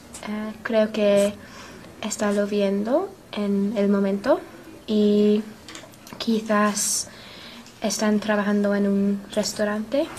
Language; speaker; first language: Spanish; non-native, learner; English